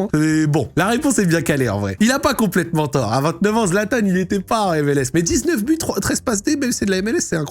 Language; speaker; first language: French; native; French